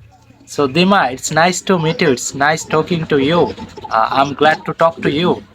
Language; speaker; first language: English; non-native, fluent; Bangla